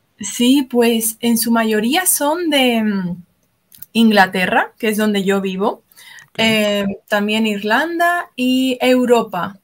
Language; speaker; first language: Spanish; native; Spanish